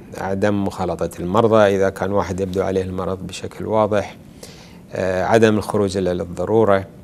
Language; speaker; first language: Arabic; native; Arabic